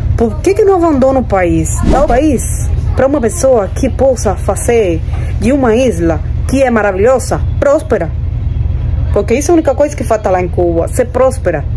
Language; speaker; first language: Portuguese; non-native, fluent; Spanish